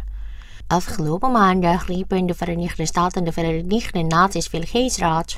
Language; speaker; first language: Dutch; non-native, local second language; Indonesian